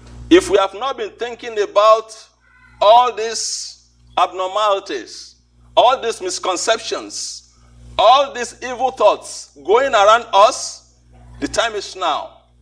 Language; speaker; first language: English; non-native, local second language; Yoruba